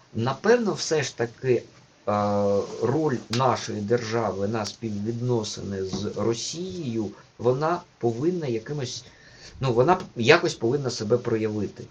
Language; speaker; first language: Ukrainian; non-native, local second language; Russian